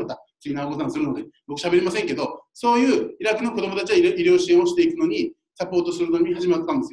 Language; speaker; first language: Japanese; native; Japanese